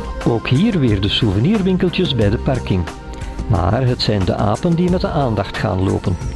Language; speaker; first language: Dutch; native; Dutch